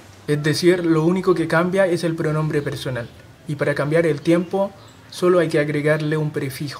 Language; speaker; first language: Spanish; non-native, fluent; Haitian Creole